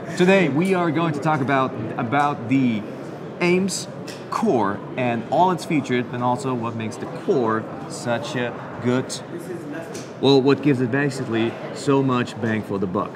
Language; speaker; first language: English; non-native, fluent; German